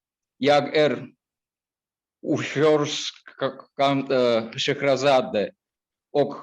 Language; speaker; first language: Swedish; non-native, fluent; Georgian